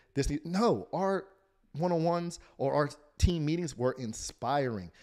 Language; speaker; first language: English; native; English